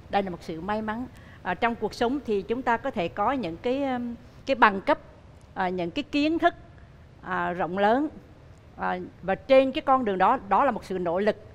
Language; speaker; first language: Vietnamese; native; Vietnamese